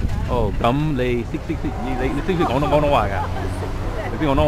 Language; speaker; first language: Cantonese; non-native, fluent; English